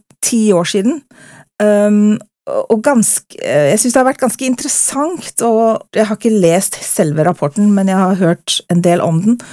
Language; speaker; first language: Norwegian; native; Norwegian